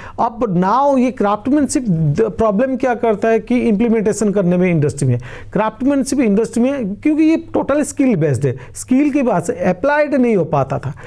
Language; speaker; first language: Hindi; non-native, local second language; Bangla